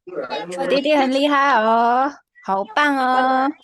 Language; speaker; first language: Chinese; non-native, learner; Indonesian